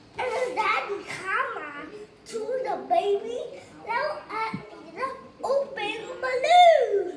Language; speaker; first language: English; non-native, learner; Thai